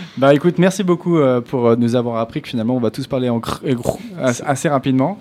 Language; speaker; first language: French; native; French